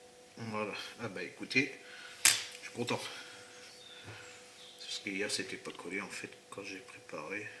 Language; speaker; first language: French; native; French